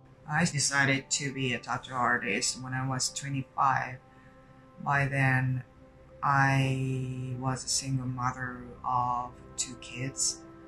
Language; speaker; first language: English; non-native, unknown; Japanese